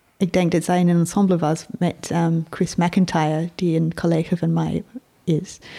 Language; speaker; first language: Dutch; non-native, fluent; English